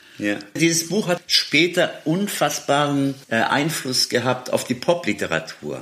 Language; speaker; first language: German; early bilingual, other home language; Turkish